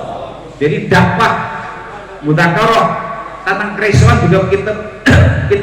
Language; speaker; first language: Indonesian; non-native, local second language; Javanese